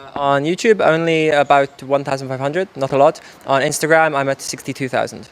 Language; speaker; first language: English; non-native, fluent; Italian